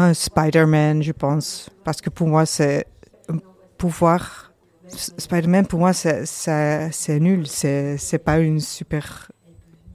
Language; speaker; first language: French; non-native, learner; Dutch